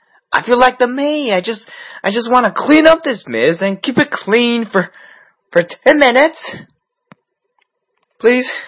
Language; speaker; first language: English; non-native, fluent; Chinese